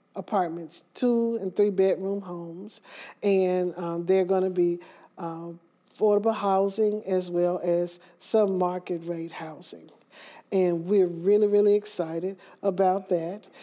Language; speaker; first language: English; native; English